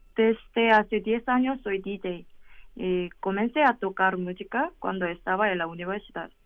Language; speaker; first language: Spanish; non-native, learner; Korean